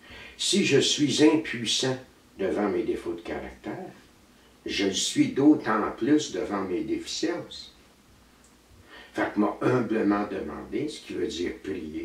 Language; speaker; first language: French; native; French